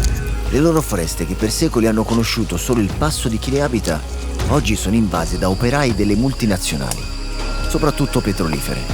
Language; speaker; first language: Italian; native; Italian